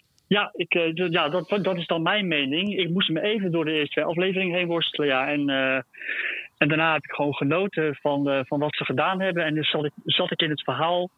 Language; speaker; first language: Dutch; native; Dutch